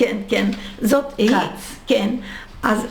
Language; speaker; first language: Hebrew; non-native, fluent; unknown